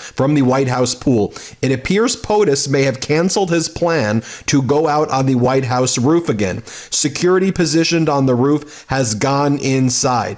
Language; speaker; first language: English; native; English